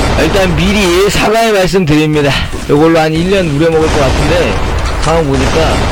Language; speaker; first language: Korean; native; Korean